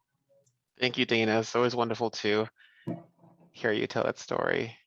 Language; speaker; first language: English; native; English